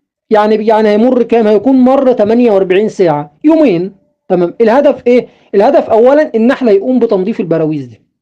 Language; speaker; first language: Arabic; native; Arabic